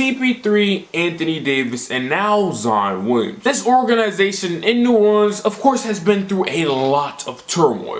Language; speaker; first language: English; native; English